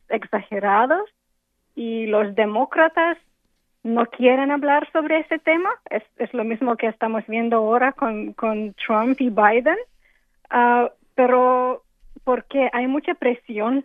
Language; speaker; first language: Spanish; non-native, fluent; English